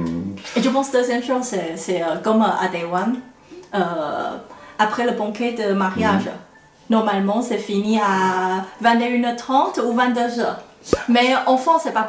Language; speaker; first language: French; non-native, fluent; Chinese